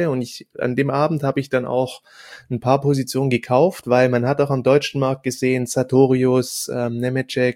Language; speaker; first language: German; native; German